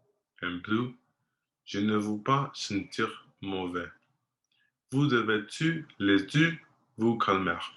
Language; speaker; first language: French; non-native, learner; Spanish